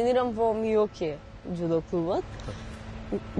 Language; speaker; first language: Macedonian; non-native, local second language; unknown